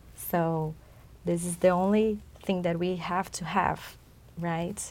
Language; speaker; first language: English; non-native, fluent; Chinese